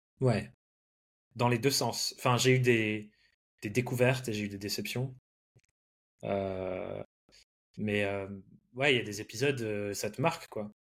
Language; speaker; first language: French; early bilingual, other home language; English